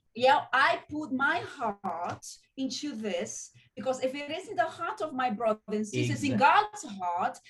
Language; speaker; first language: English; non-native, fluent; Portuguese